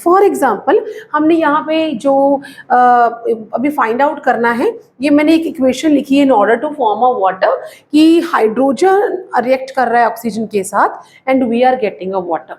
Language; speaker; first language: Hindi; native; Hindi